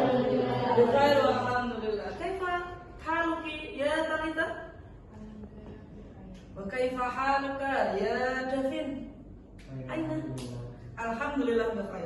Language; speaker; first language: Arabic; non-native, learner; Indonesian